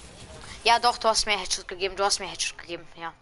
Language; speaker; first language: German; native; German